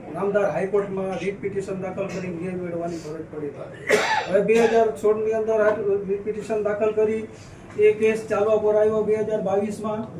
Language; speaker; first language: Gujarati; native; Gujarati